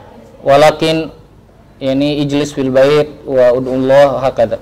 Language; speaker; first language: Arabic; non-native, learner; Indonesian